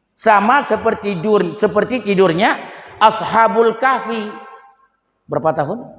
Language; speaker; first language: Malay; non-native, local second language; Achinese